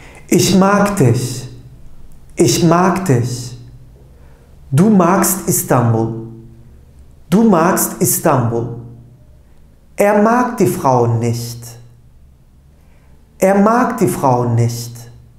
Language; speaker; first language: German; non-native, fluent; Turkish